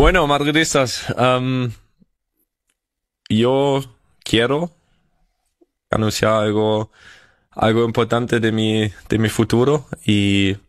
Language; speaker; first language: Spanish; non-native, fluent; German